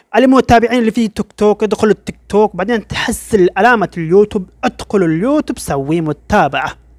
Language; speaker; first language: Arabic; non-native, learner; Oromo